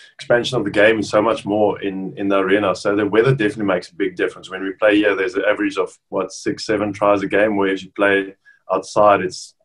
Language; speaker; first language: English; non-native, local second language; Afrikaans